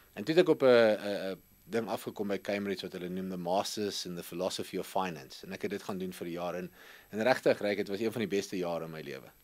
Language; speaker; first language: Afrikaans; native; Afrikaans